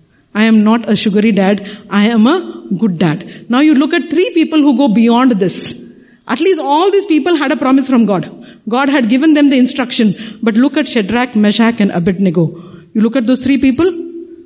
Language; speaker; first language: English; non-native, local second language; Tamil